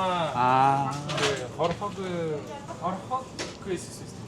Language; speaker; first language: Korean; non-native, fluent; Mongolian